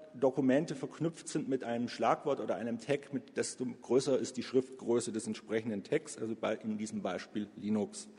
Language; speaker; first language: German; native; German